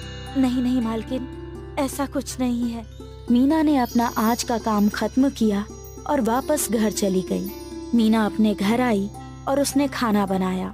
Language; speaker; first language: Hindi; native; Hindi